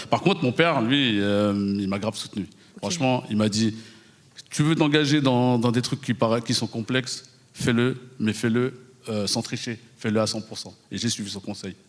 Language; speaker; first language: French; early bilingual, other home language; Khmer